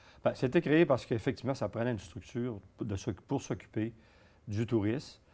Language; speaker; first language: French; native; French